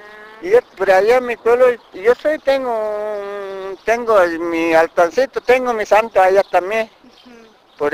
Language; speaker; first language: Spanish; non-native, local second language; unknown